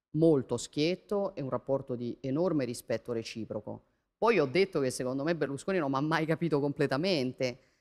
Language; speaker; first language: Italian; native; Italian